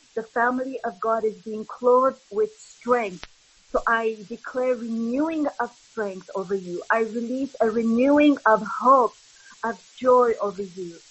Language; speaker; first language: English; early bilingual, other home language; Arabic